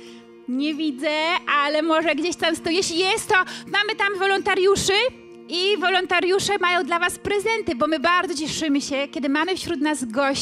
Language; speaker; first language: Polish; native; Polish